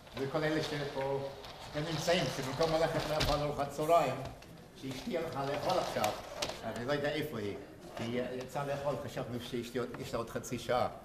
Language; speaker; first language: Hebrew; non-native, fluent; English